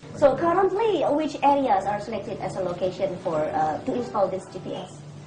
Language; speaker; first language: English; non-native, fluent; Indonesian